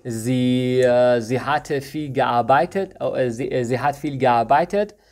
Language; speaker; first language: German; non-native, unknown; Persian